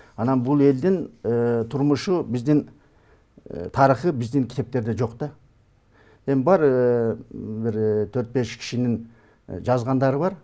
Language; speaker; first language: Kyrgyz; native; Kyrgyz